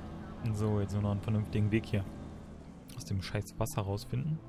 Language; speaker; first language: German; native; German